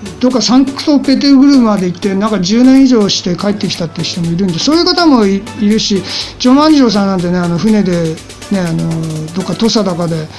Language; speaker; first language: Japanese; native; Japanese